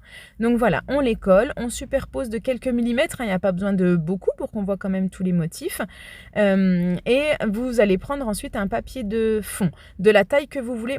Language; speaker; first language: French; native; French